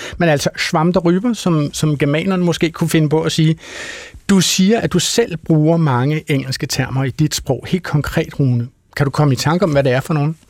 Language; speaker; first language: Danish; native; Danish